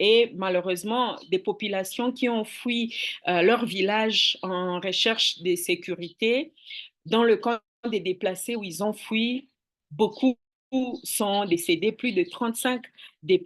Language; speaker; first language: French; non-native, local second language; Swahili